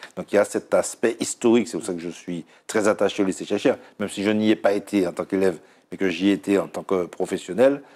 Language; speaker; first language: French; native; French